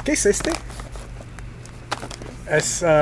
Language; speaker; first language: Spanish; non-native, learner; English